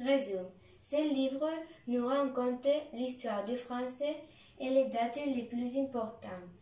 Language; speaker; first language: French; non-native, learner; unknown